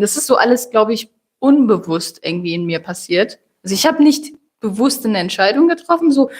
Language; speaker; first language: German; non-native, fluent; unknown